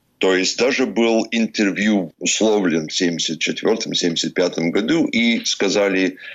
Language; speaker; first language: Russian; non-native, fluent; English